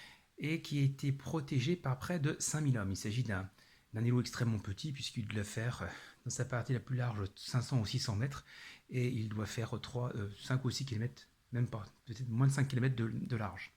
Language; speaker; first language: French; native; French